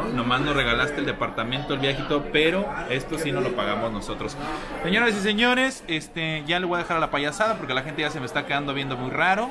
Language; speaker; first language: Spanish; native; Spanish